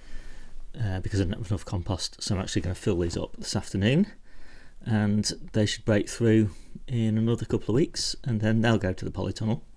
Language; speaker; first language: English; native; English